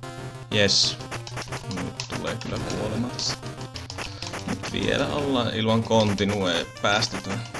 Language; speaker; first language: Finnish; native; Finnish